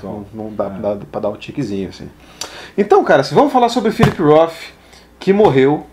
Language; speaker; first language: Portuguese; native; Portuguese